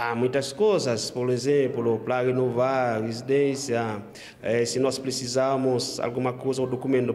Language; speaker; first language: Portuguese; non-native, fluent; Haitian Creole